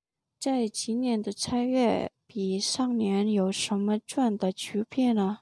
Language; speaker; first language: Chinese; non-native, learner; Indonesian